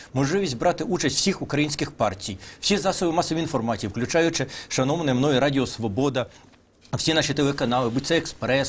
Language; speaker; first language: Ukrainian; native; Ukrainian